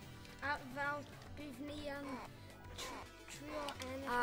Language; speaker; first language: Welsh; non-native, local second language; English